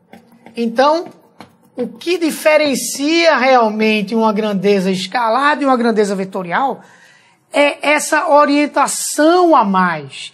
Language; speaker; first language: Portuguese; native; Portuguese